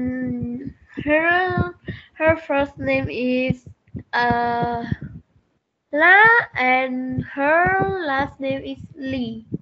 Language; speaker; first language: English; non-native, learner; Vietnamese